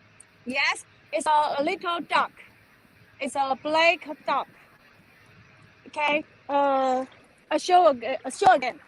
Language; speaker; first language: English; non-native, learner; Chinese